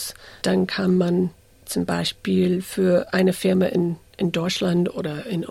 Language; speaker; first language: German; non-native, fluent; English